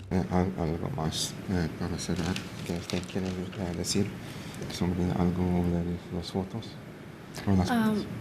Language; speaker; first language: Spanish; early bilingual, heritage; English